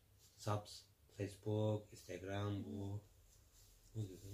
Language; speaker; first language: Turkish; non-native, learner; English